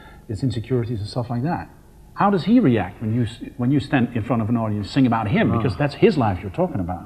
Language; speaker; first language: English; non-native, fluent; Dutch